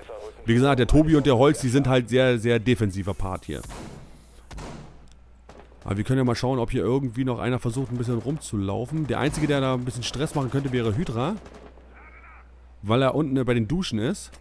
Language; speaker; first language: German; native; German